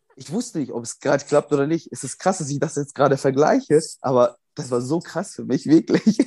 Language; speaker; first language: German; non-native, fluent; Arabic